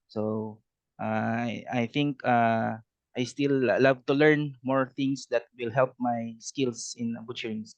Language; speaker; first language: English; non-native, learner; Cebuano